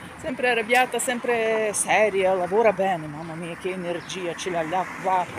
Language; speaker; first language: Italian; non-native, learner; Ukrainian